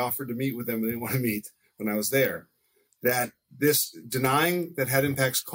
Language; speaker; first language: English; native; English